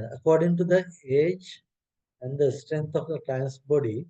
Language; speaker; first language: English; non-native, local second language; Sinhala